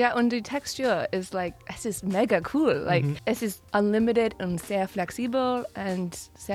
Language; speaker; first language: German; non-native, learner; English